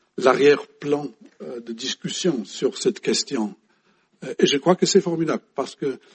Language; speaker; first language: French; non-native, fluent; English